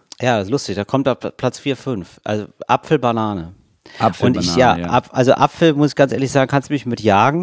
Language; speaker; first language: German; native; German